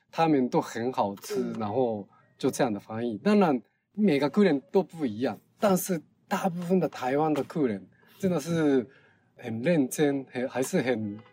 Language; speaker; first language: Chinese; non-native, learner; Japanese